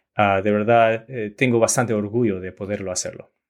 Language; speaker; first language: Spanish; early bilingual, heritage; Spanish